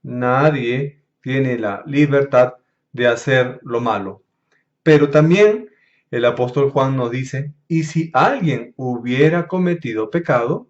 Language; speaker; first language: Spanish; native; Spanish